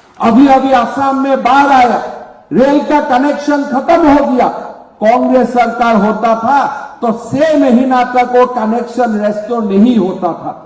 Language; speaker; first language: Hindi; non-native, local second language; Assamese